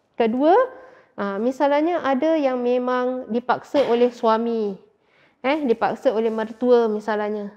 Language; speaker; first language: Malay; native; Malay